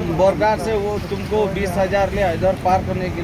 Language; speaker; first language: Hindi; non-native, local second language; Khasi